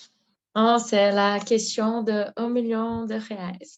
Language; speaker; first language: French; non-native, learner; Portuguese